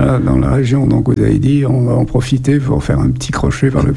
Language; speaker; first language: French; native; French